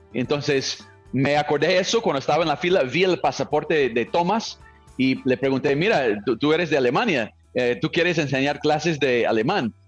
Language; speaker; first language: Spanish; non-native, fluent; English